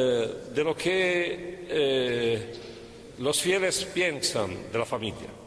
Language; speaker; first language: Spanish; non-native, fluent; Italian